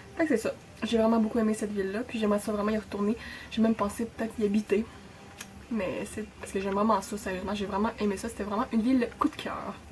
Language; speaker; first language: French; native; French